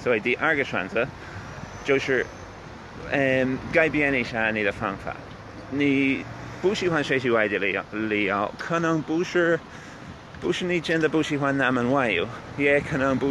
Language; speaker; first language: Chinese; non-native, fluent; English